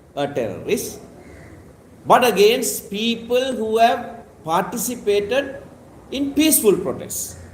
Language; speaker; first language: English; non-native, local second language; Tamil